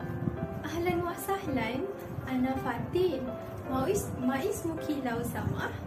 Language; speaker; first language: Arabic; non-native, learner; Malay